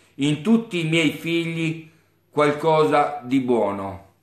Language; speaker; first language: Italian; native; Italian